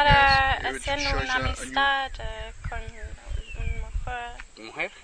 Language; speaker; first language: Spanish; non-native, learner; English